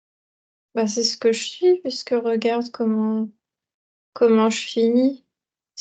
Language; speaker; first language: French; native; French